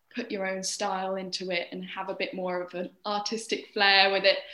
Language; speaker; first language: English; native; English